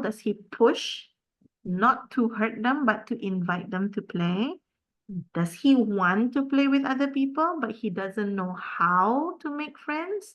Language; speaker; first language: English; non-native, local second language; Malay